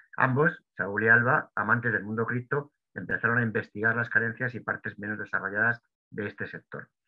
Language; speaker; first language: Spanish; native; Spanish